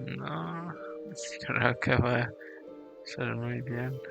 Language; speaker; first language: Spanish; non-native, learner; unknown